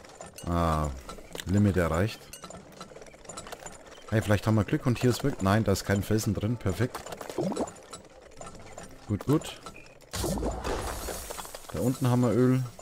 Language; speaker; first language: German; native; German